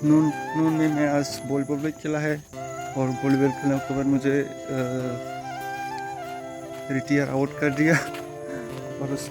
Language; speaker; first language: Hindi; non-native, local second language; Kok Borok